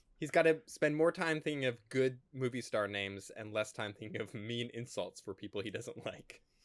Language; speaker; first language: English; native; English